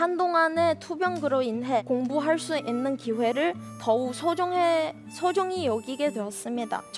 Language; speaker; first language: Korean; non-native, fluent; Chinese